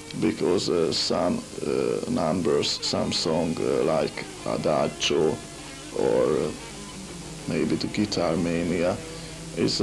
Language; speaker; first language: English; non-native, learner; Hungarian